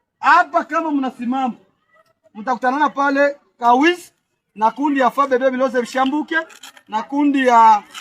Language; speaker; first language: Swahili; native; Swahili